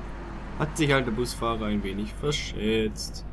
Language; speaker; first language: German; native; German